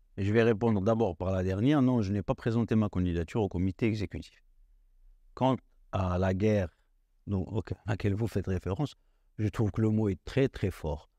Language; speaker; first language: French; non-native, local second language; Arabic